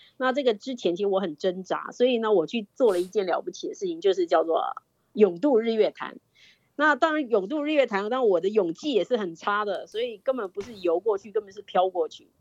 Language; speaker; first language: Chinese; native; Chinese